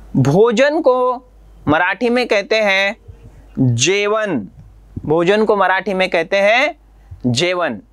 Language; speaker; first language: Hindi; non-native, local second language; Marathi